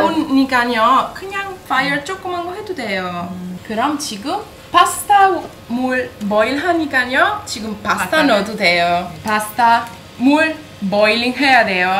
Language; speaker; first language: Korean; non-native, learner; Italian